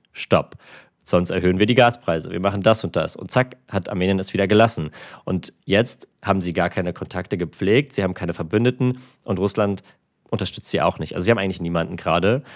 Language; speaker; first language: German; early bilingual, other home language; Armenian